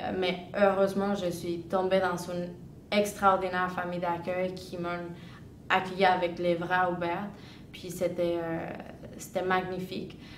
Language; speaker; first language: French; non-native, fluent; Spanish